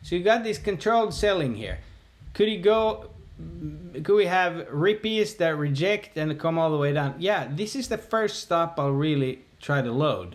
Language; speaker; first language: English; native; English